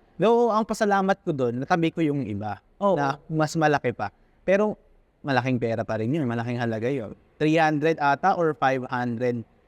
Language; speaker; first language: Filipino; native; Filipino